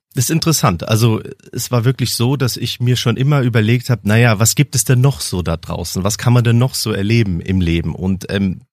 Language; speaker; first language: German; early bilingual, heritage; German